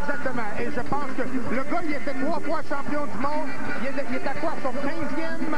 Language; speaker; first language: French; native; French